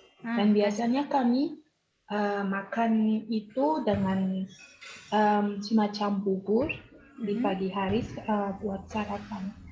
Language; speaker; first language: Indonesian; non-native, fluent; Malagasy